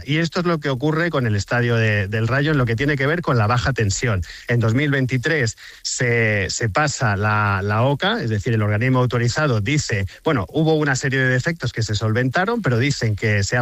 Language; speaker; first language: Spanish; native; Spanish